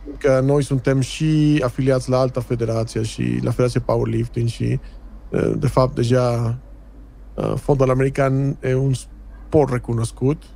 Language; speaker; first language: Romanian; non-native, fluent; Spanish